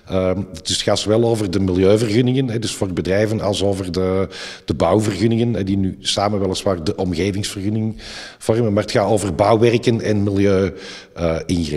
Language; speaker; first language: Dutch; native; Dutch